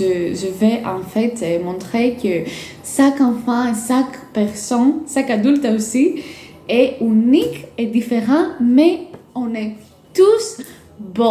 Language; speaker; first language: French; non-native, fluent; Greek